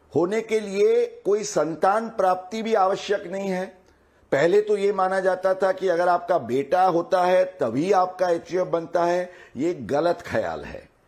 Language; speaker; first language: Hindi; non-native, local second language; Gujarati